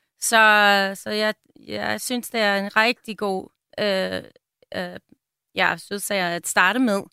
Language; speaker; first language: Danish; non-native, fluent; English